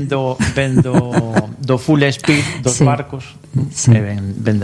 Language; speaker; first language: Galician; native; Galician